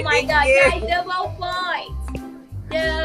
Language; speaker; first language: English; non-native, learner; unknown